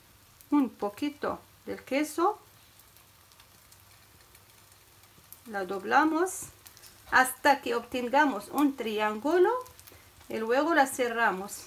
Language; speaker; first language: Spanish; non-native, fluent; Arabic